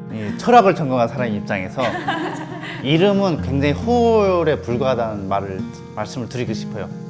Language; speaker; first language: Korean; native; Korean